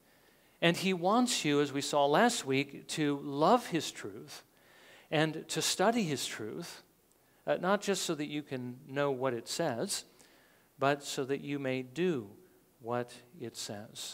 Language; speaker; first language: English; native; English